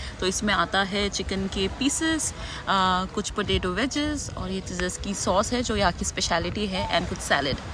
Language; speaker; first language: Hindi; native; Hindi